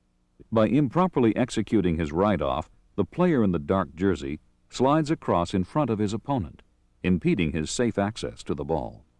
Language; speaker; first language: English; native; English